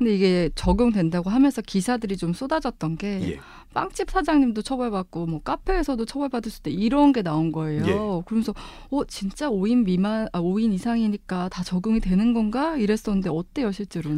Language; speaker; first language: Korean; native; Korean